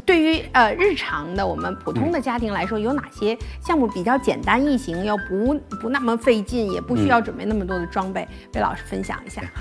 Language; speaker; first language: Chinese; native; Chinese